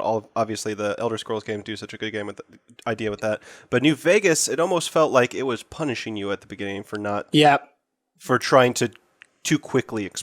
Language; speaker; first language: English; native; English